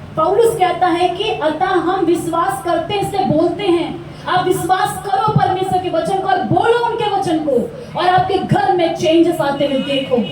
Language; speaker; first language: Hindi; non-native, local second language; Telugu